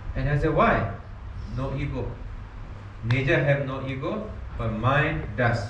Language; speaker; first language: English; non-native, learner; Nepali